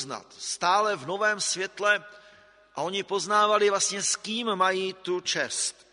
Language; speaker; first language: Czech; native; Czech